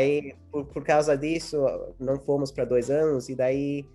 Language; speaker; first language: Portuguese; early bilingual, heritage; English